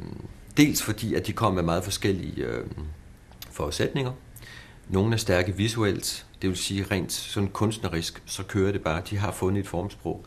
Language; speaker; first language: Danish; native; Danish